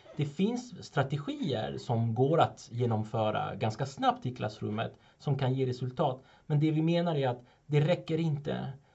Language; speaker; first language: Swedish; non-native, fluent; French